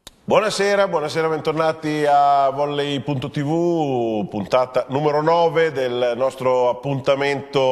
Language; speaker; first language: Italian; native; Italian